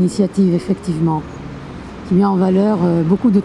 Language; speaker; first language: French; native; French